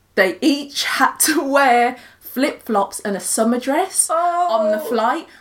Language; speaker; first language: English; native; English